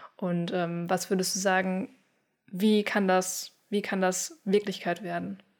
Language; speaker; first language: German; native; German